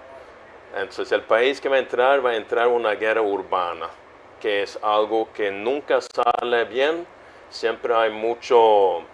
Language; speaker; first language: Spanish; non-native, fluent; Swedish